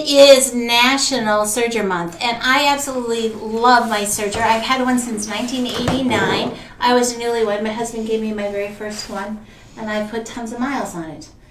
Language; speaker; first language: English; native; English